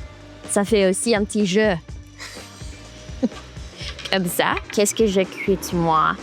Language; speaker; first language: French; early bilingual, heritage; French